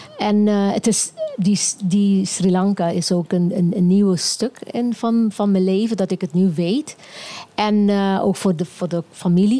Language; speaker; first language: Dutch; non-native, local second language; Papiamento